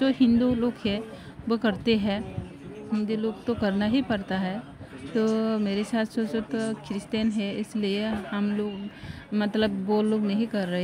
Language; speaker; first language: Hindi; non-native, local second language; Kok Borok